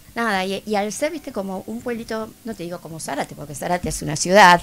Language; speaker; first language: Spanish; native; Spanish